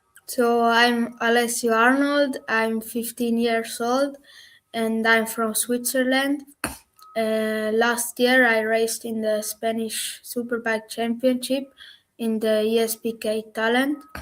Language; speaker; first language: English; non-native, learner; German